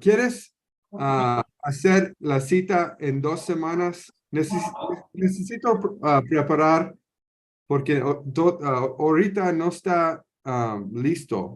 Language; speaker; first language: Spanish; non-native, learner; English